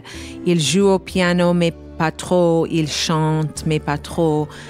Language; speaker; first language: French; non-native, fluent; English